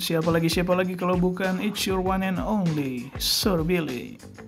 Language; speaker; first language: English; non-native, fluent; Indonesian